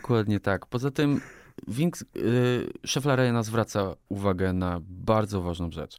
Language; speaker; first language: Polish; native; Polish